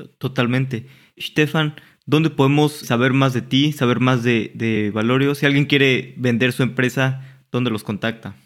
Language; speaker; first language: Spanish; native; Spanish